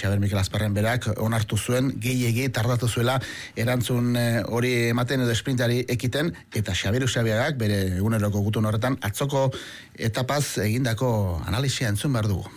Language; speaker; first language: Basque; native; Basque